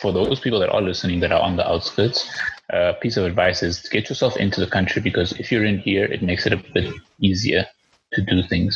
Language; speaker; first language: English; early bilingual, other home language; Spanish